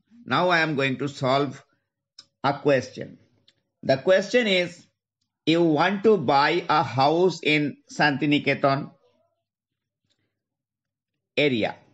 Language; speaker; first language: English; non-native, local second language; Bangla